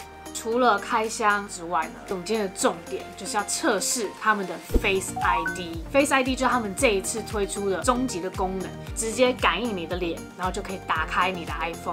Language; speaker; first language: Chinese; native; Chinese